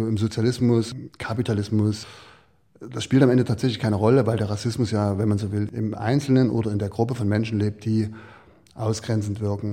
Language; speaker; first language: German; native; German